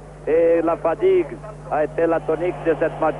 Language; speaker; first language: French; non-native, fluent; Portuguese